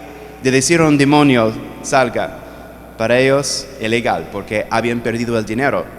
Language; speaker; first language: Spanish; non-native, fluent; English